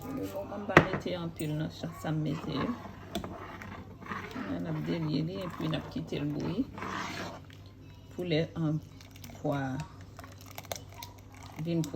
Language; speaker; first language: French; non-native, learner; Haitian Creole